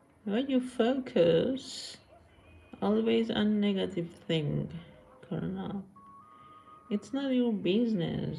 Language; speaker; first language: English; non-native, learner; Persian